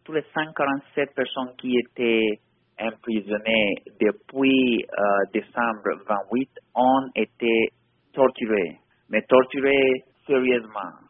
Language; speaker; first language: French; non-native, fluent; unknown